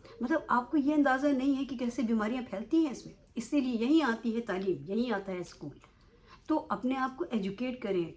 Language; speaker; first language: Urdu; native; Urdu